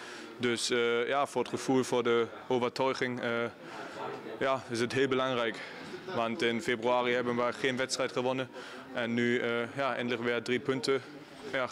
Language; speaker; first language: Dutch; non-native, learner; German